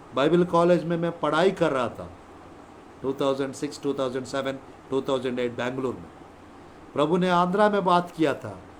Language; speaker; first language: Hindi; non-native, local second language; Telugu